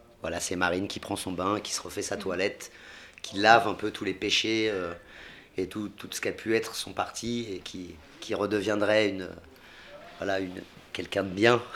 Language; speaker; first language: French; native; French